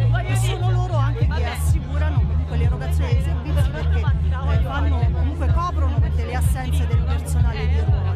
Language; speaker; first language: Italian; native; Italian